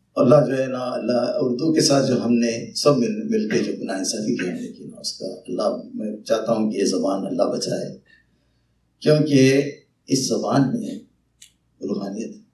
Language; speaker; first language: Urdu; native; Urdu